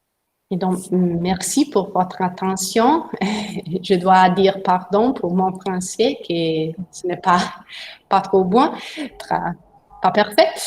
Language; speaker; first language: French; non-native, learner; Italian